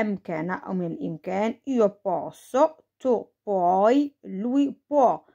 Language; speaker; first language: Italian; non-native, fluent; Arabic